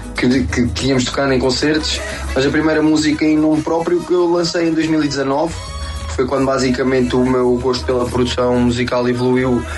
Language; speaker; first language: Portuguese; native; Portuguese